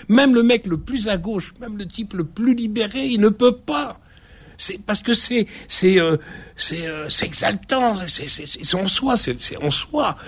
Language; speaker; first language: French; early bilingual, other home language; Arabic